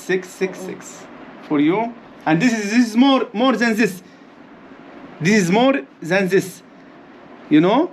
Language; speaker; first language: English; non-native, learner; Arabic